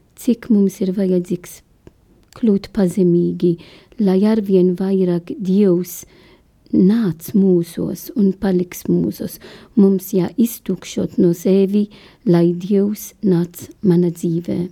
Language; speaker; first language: Latvian; non-native, learner; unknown